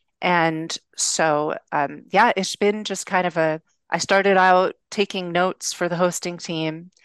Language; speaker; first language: English; native; English